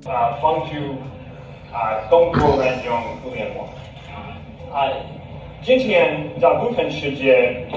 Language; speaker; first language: Chinese; non-native, learner; English